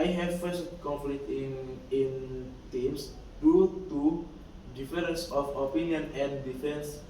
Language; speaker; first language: English; non-native, learner; Indonesian